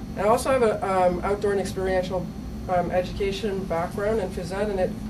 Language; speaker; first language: English; native; English